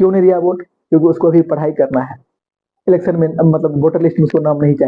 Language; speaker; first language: Hindi; native; Hindi